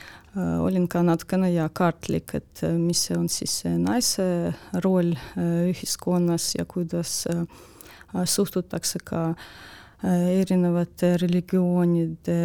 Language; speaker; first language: Estonian; non-native, local second language; Russian